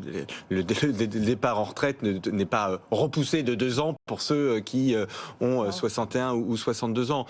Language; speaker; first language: French; native; French